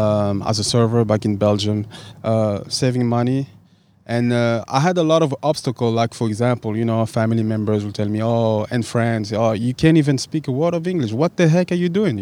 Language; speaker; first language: English; non-native, fluent; French